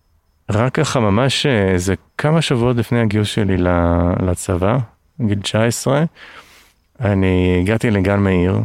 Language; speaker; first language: Hebrew; native; Hebrew